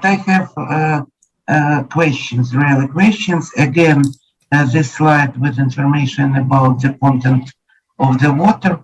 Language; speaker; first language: English; non-native, learner; Ukrainian